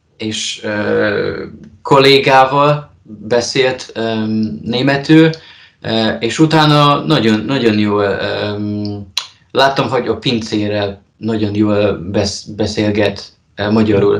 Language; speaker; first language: Hungarian; non-native, learner; Polish